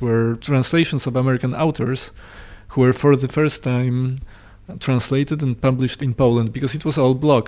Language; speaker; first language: English; non-native, fluent; Polish